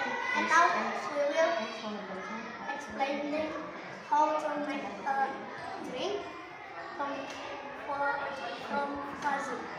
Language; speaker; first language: English; non-native, learner; Indonesian